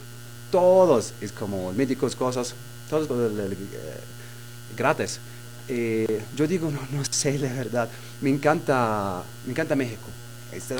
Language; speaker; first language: Spanish; non-native, learner; Arabic